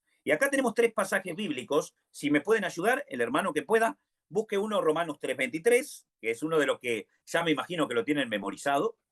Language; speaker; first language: Spanish; native; Spanish